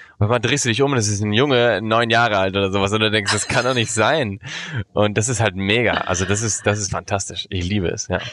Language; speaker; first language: German; early bilingual, heritage; German